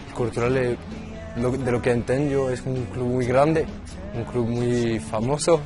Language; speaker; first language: Spanish; non-native, learner; French